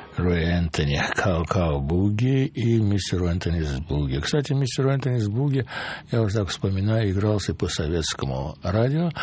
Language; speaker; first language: Russian; native; Russian